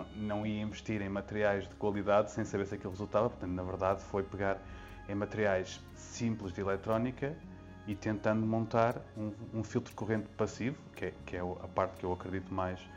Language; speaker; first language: Portuguese; native; Portuguese